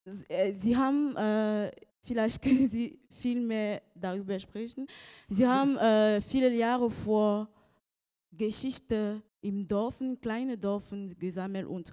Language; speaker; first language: German; non-native, learner; French